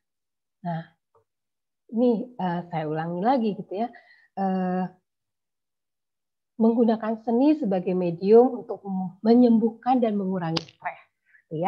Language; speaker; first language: Indonesian; native; Indonesian